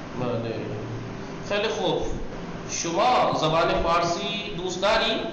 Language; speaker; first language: Persian; non-native, fluent; Urdu